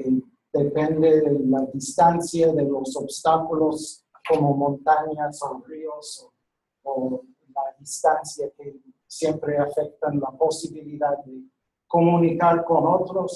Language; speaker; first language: Spanish; non-native, fluent; English